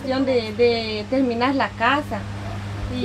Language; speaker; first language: Spanish; native; Spanish